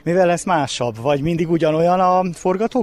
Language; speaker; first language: Hungarian; native; Hungarian